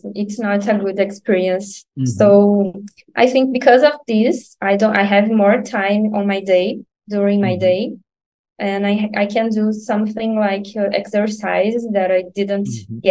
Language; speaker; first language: English; non-native, learner; Portuguese